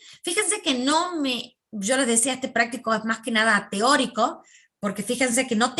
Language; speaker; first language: Spanish; native; Spanish